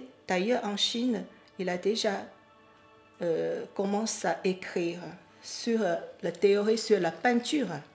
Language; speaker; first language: French; non-native, fluent; Chinese